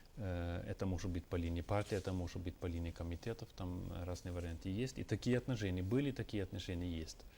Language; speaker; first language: Russian; non-native, fluent; Norwegian